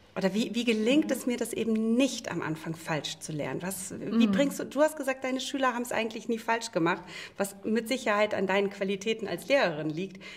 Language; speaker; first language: German; native; German